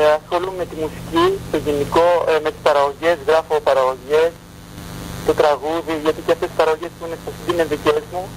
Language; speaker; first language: Greek; early bilingual, other home language; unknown